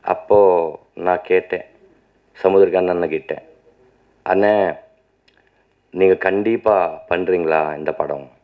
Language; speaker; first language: Tamil; non-native, learner; Telugu